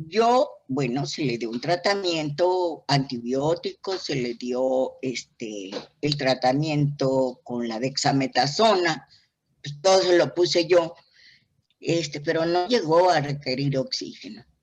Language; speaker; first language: Spanish; native; Spanish